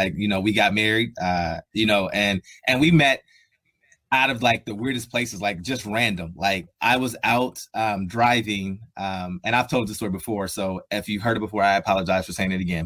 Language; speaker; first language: English; native; English